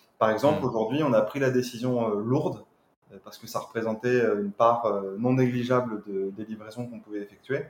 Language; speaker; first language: French; native; French